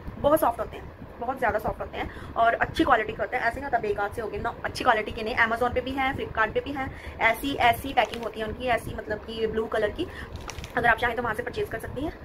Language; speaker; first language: Hindi; non-native, local second language; Punjabi